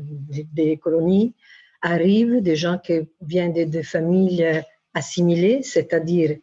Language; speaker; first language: French; non-native, fluent; Italian